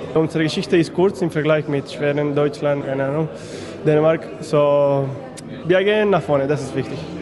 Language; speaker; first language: German; non-native, fluent; Spanish